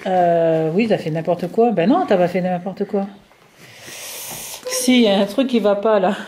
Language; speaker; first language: French; native; French